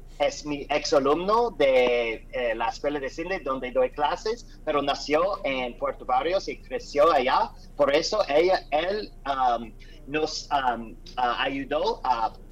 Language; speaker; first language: Spanish; non-native, learner; English